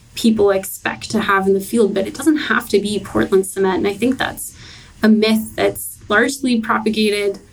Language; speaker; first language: English; native; English